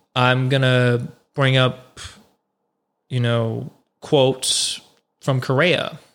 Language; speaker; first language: English; native; English